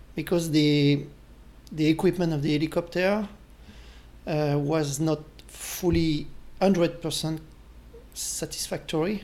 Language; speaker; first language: English; non-native, fluent; French